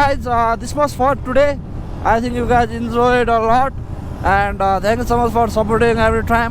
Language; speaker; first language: English; non-native, learner; Nepali